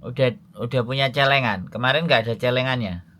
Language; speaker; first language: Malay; non-native, local second language; Javanese